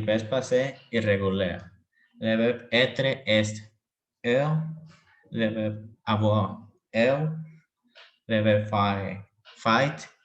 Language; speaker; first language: French; non-native, learner; Spanish